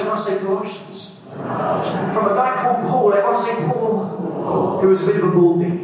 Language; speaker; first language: English; native; English